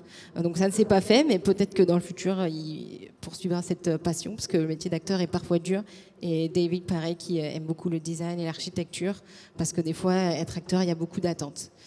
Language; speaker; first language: French; native; French